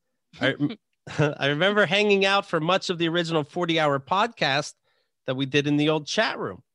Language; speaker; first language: English; native; English